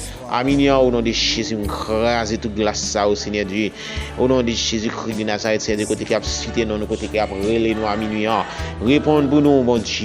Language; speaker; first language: French; non-native, local second language; Haitian Creole